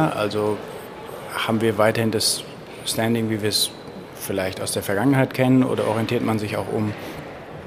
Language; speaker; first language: German; native; German